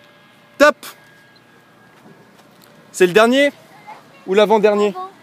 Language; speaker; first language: French; native; French